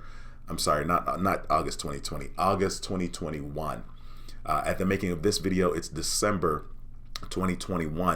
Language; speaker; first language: English; native; English